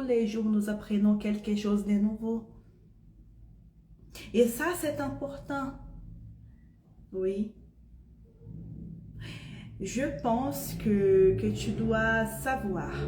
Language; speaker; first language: French; non-native, fluent; Portuguese